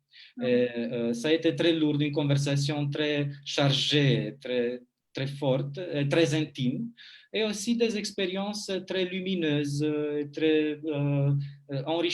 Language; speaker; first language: French; non-native, fluent; Romanian